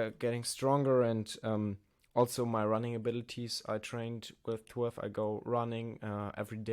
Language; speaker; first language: English; non-native, learner; German